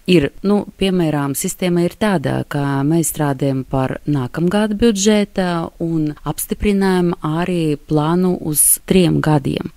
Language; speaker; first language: Latvian; non-native, local second language; Russian